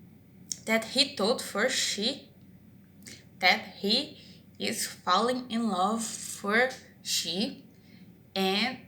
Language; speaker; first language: English; non-native, learner; Portuguese